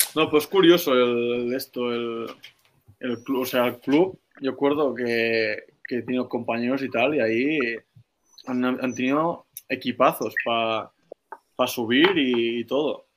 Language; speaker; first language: Spanish; native; Spanish